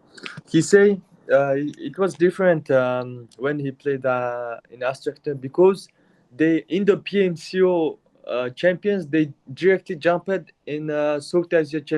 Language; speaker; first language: English; non-native, learner; Mongolian